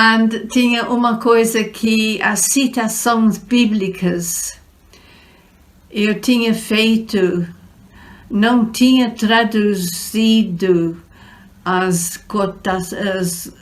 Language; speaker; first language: Portuguese; non-native, fluent; English